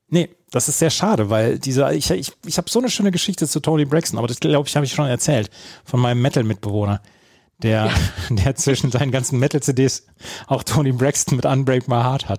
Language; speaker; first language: German; native; German